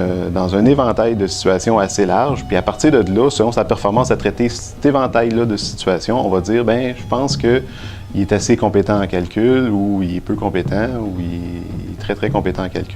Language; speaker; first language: French; native; French